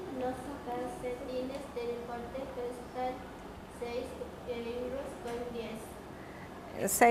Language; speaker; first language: Spanish; non-native, learner; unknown